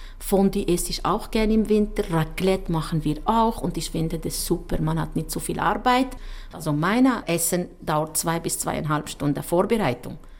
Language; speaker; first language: German; non-native, fluent; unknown